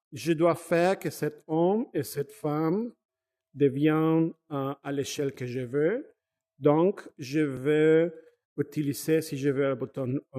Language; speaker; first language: French; non-native, fluent; Spanish